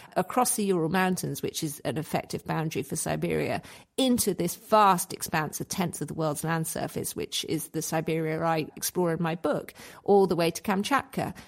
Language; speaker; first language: English; native; English